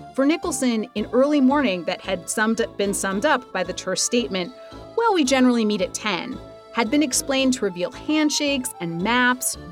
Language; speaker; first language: English; native; English